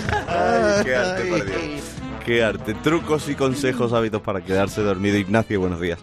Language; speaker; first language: Spanish; native; Spanish